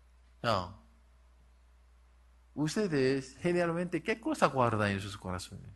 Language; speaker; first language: Spanish; non-native, learner; Korean